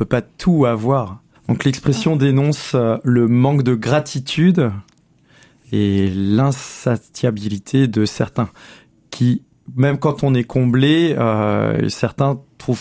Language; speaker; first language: French; native; French